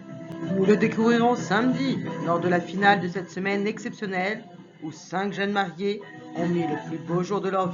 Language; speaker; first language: French; native; French